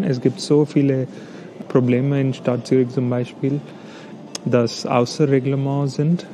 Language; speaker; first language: German; non-native, learner; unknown